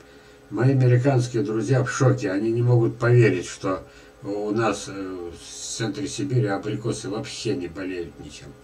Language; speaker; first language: Russian; native; Russian